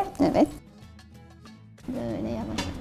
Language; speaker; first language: Turkish; non-native, learner; Arabic